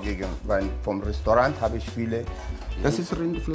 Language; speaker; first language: German; non-native, learner; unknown